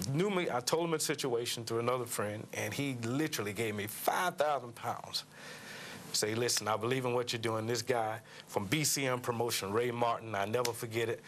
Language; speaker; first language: English; native; English